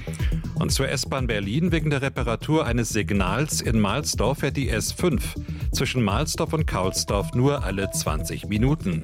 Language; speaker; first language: German; native; German